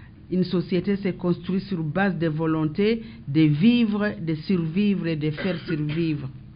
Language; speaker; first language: French; non-native, local second language; Swahili